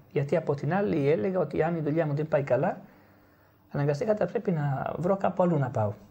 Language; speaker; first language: Greek; non-native, fluent; Italian